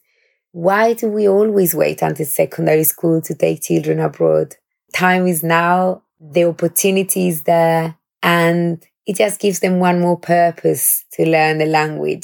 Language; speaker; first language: English; non-native, fluent; Spanish